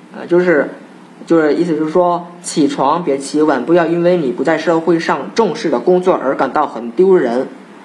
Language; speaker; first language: Chinese; non-native, fluent; Thai